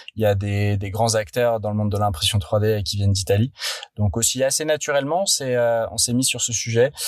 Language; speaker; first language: French; native; French